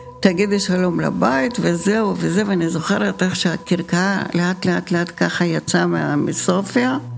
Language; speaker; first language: Hebrew; early bilingual, other home language; Bulgarian